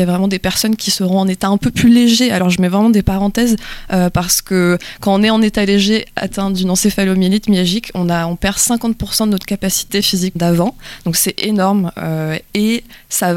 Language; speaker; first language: French; native; French